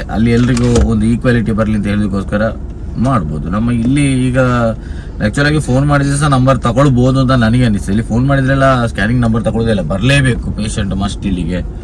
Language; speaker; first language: Kannada; non-native, local second language; Tulu